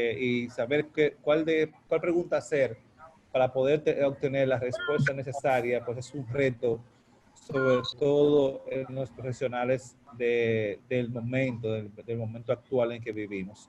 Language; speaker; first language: Spanish; native; Spanish